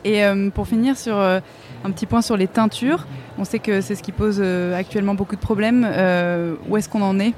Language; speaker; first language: French; native; French